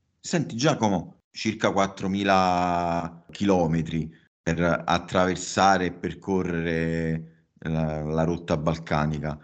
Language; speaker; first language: Italian; native; Italian